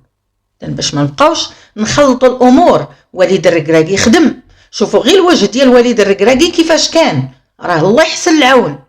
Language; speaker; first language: Arabic; native; Arabic